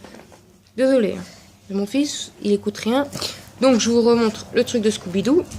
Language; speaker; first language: French; native; French